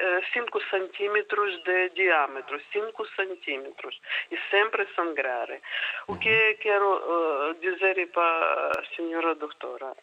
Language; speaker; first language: Portuguese; non-native, learner; Ukrainian